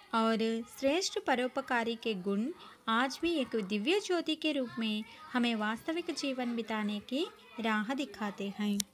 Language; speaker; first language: Hindi; non-native, local second language; Telugu